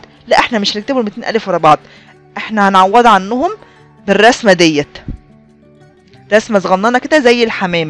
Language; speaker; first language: Arabic; native; Arabic